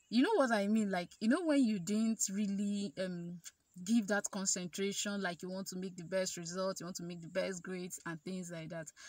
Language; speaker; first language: English; non-native, local second language; Igbo